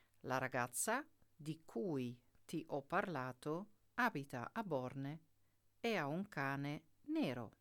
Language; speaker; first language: Italian; non-native, fluent; Dutch